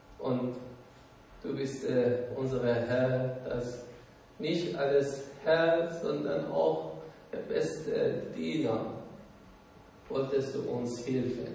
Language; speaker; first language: German; non-native, learner; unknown